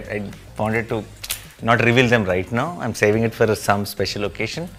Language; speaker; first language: English; non-native, local second language; Telugu